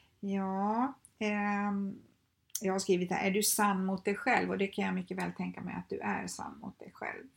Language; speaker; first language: Swedish; native; Swedish